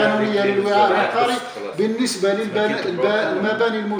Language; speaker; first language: Arabic; native; Arabic